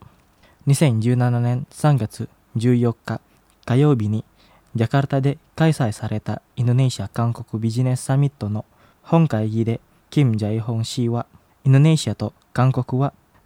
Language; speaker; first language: Japanese; non-native, fluent; Indonesian